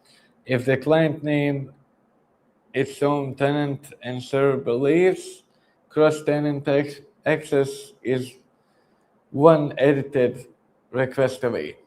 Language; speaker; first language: English; non-native, fluent; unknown